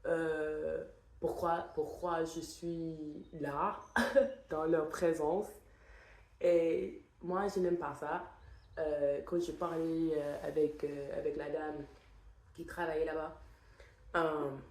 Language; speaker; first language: French; non-native, fluent; English